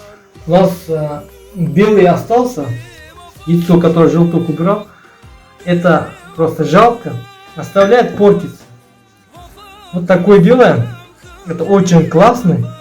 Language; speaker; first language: Russian; non-native, learner; Uzbek